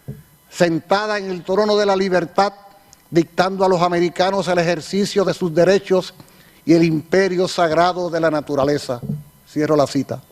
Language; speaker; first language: Spanish; native; Spanish